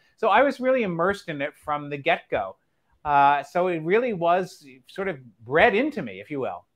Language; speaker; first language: English; native; English